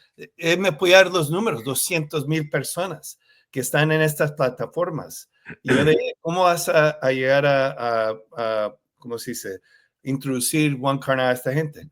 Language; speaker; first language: Spanish; early bilingual, heritage; Spanish